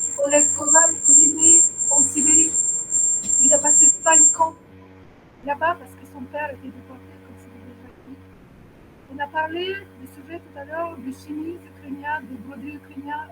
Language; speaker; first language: French; non-native, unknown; Ukrainian